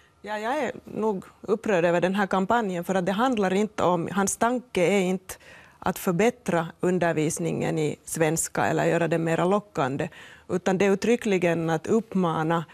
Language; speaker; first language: Swedish; native; Swedish